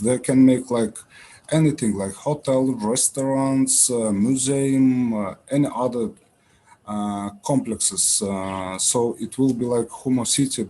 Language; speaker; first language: English; non-native, learner; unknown